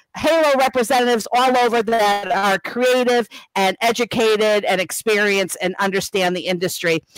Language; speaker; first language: English; native; English